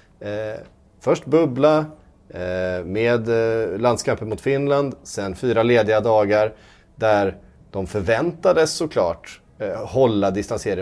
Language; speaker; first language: Swedish; native; Swedish